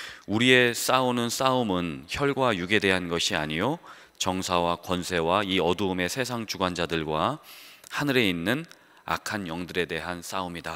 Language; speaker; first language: Korean; native; Korean